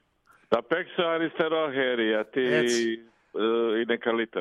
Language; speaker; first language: Greek; non-native, learner; Croatian